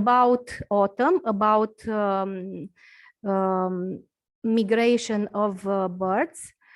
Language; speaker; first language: English; non-native, learner; Romanian